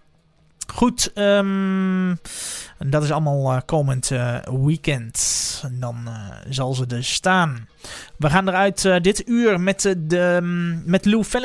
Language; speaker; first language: Dutch; native; Dutch